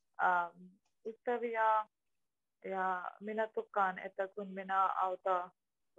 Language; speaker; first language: Finnish; non-native, learner; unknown